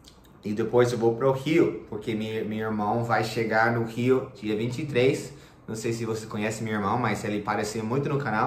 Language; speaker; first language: Portuguese; non-native, fluent; English